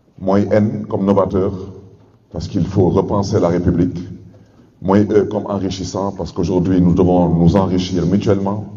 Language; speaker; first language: Wolof; native; Wolof